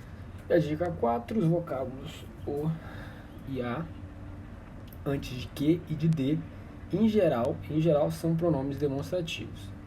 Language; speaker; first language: Portuguese; native; Portuguese